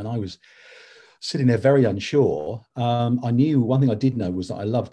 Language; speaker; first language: English; native; English